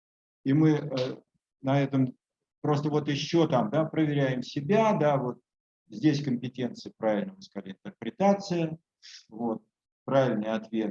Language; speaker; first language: Russian; native; Russian